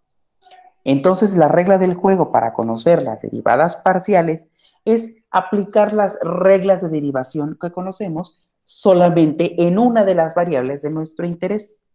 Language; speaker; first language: Spanish; native; Spanish